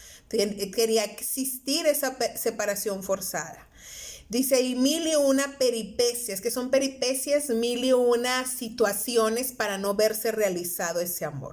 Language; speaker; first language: Spanish; native; Spanish